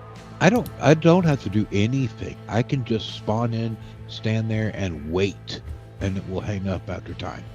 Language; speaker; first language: English; native; English